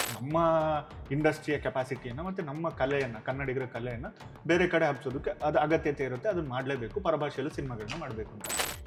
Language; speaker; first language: Kannada; native; Kannada